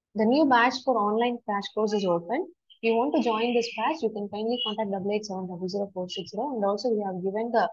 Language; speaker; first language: English; non-native, local second language; Tamil